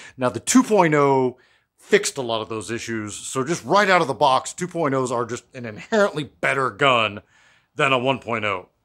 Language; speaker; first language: English; native; English